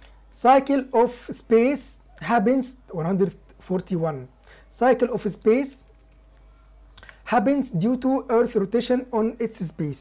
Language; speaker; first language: English; non-native, fluent; Arabic